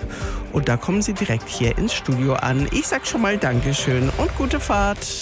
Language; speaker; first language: German; native; German